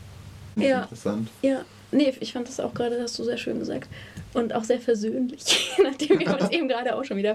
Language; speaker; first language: German; native; German